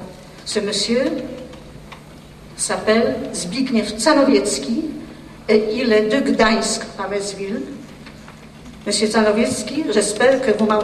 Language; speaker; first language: French; non-native, fluent; Polish